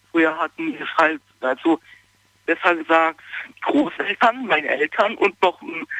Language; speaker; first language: German; early bilingual, other home language; Turkish